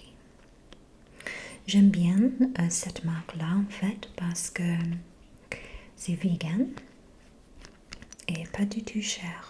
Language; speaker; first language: French; non-native, fluent; English